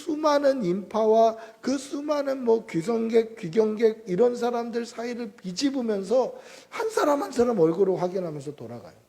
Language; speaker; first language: Korean; native; Korean